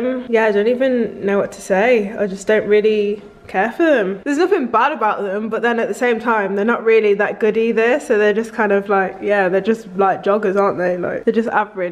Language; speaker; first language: English; native; English